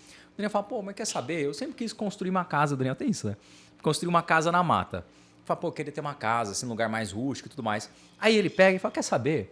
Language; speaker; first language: Portuguese; native; Portuguese